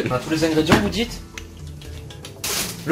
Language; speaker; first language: French; native; French